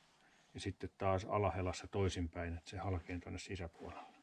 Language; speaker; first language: Finnish; native; Finnish